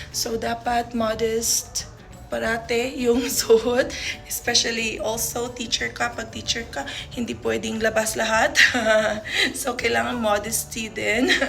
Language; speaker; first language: Filipino; non-native, local second language; Hiligaynon